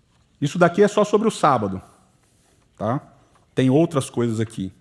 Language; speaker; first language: Portuguese; native; Portuguese